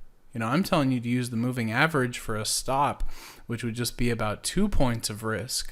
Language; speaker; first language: English; native; English